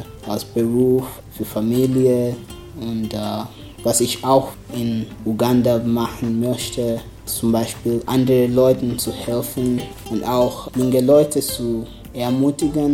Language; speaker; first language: German; non-native, learner; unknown